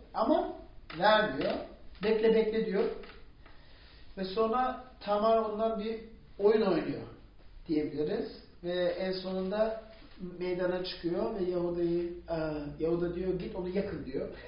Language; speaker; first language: Turkish; non-native, fluent; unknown